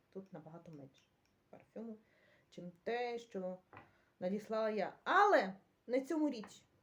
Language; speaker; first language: Ukrainian; native; Ukrainian